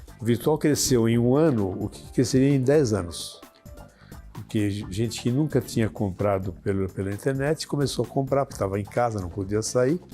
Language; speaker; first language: Portuguese; early bilingual, other home language; Arabic